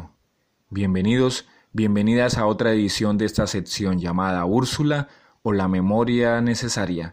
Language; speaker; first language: Spanish; native; Spanish